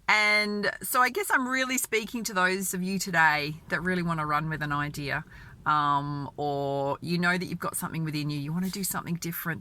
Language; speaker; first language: English; native; English